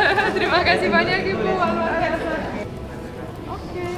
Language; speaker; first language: Indonesian; non-native, fluent; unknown